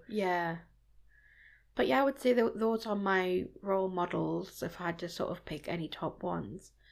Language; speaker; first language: English; native; English